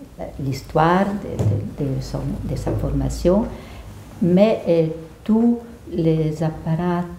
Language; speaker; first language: French; non-native, fluent; Italian